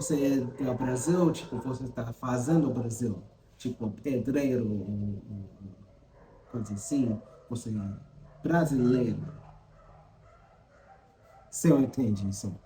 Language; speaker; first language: Portuguese; non-native, learner; English